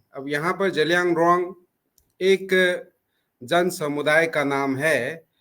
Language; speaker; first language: Hindi; non-native, local second language; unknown